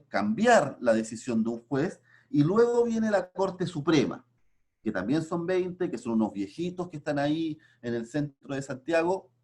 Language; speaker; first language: Spanish; native; Spanish